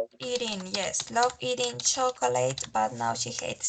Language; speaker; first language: English; non-native, fluent; Spanish